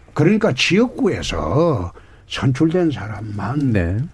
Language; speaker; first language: Korean; native; Korean